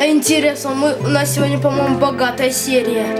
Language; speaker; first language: Russian; native; Russian